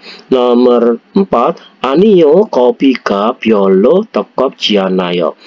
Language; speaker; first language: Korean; non-native, fluent; Indonesian